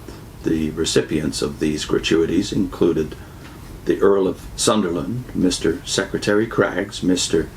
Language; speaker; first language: English; native; English